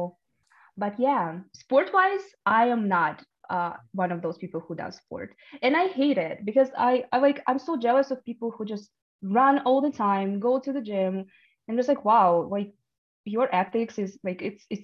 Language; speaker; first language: English; non-native, fluent; Russian